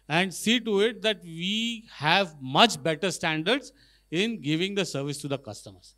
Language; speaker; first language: English; non-native, local second language; Marathi